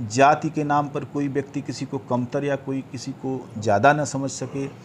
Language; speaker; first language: Hindi; native; Hindi